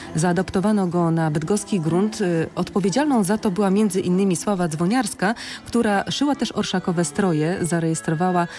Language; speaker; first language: Polish; native; Polish